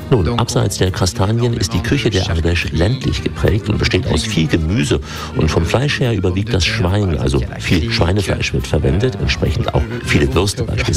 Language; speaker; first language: German; native; German